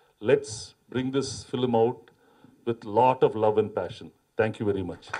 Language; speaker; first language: English; non-native, local second language; Telugu